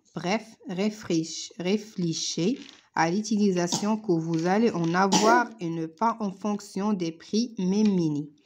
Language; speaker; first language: French; non-native, local second language; Arabic